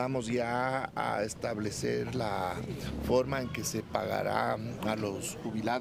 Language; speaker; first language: Spanish; native; Spanish